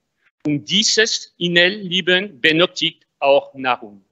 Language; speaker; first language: German; non-native, fluent; French